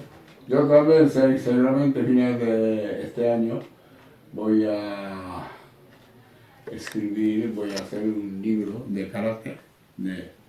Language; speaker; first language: Spanish; non-native, learner; Japanese